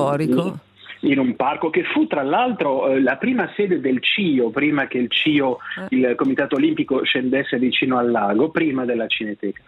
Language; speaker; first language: Italian; non-native, local second language; French